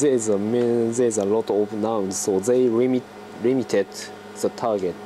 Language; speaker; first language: English; non-native, learner; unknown